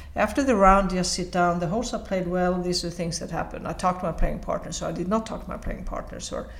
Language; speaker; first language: English; non-native, fluent; Swedish